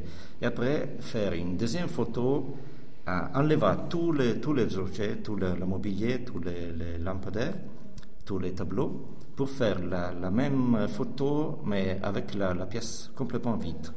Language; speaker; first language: French; non-native, local second language; Italian